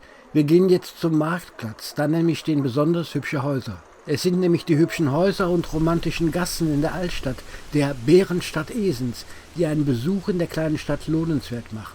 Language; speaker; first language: German; native; German